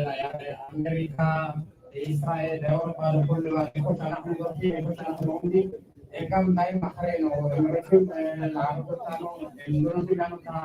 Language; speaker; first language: Hebrew; non-native, fluent; Tigrinya